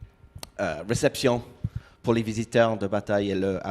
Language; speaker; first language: French; non-native, learner; English